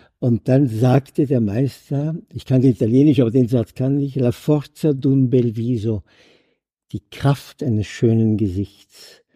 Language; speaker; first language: German; native; German